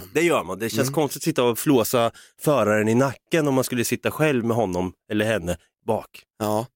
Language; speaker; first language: Swedish; native; Swedish